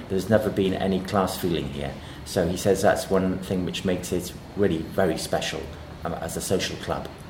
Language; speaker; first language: English; native; English